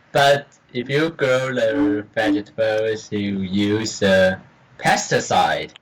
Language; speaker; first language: English; non-native, learner; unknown